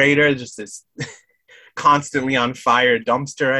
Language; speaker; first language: English; native; English